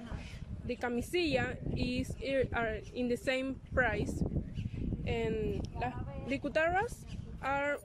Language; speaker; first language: English; non-native, learner; Spanish